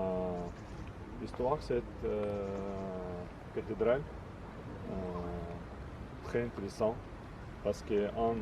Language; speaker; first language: French; non-native, learner; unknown